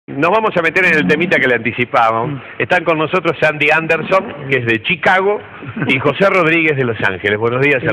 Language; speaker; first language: Spanish; native; Spanish